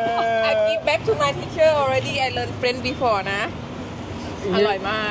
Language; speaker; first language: English; non-native, learner; Thai